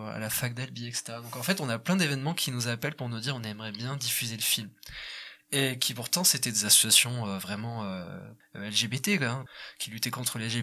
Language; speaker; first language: French; native; French